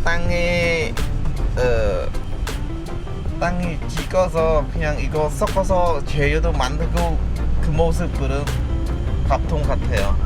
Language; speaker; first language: Korean; non-native, learner; Khmer